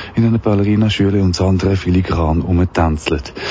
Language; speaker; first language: German; native; German